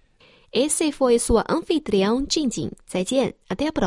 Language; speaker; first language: Portuguese; non-native, fluent; Chinese